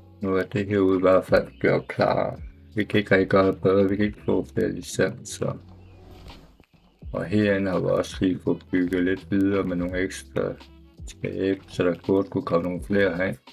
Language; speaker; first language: Danish; native; Danish